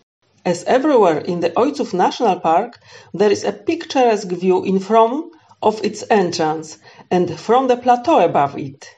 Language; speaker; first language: English; non-native, fluent; Polish